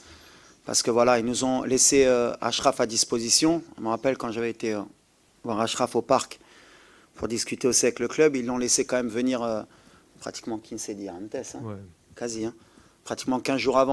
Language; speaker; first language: French; native; French